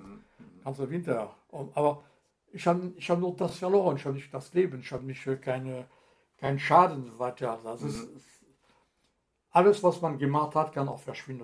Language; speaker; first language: German; non-native, fluent; French